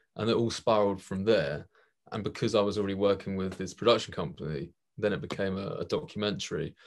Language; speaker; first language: English; native; English